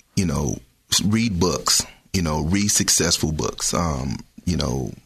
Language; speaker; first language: English; native; English